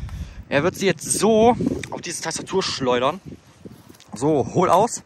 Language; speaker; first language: German; native; German